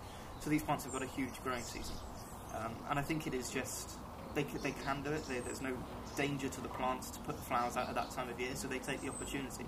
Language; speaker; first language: English; native; English